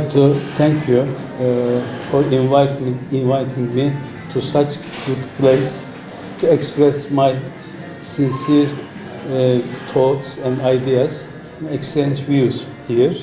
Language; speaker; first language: English; non-native, fluent; Turkish